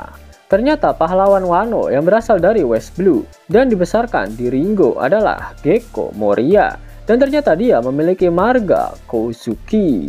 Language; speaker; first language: Indonesian; native; Indonesian